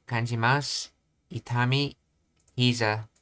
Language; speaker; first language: Japanese; non-native, learner; English